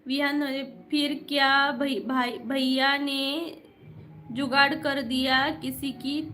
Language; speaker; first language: Hindi; non-native, local second language; Marathi